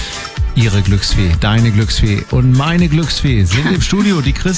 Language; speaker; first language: German; native; German